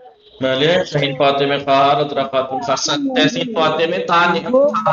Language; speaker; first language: Persian; non-native, fluent; Urdu